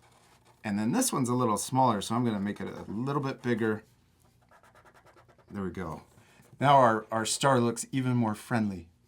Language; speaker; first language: English; native; English